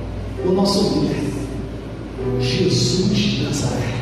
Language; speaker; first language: Portuguese; native; Portuguese